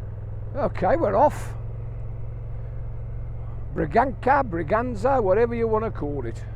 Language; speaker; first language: English; native; English